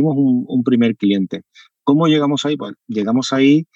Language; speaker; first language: Spanish; native; Spanish